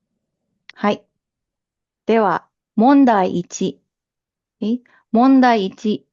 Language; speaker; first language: Japanese; non-native, fluent; Filipino